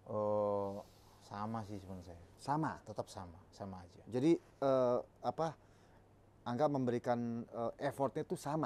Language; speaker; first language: Indonesian; native; Indonesian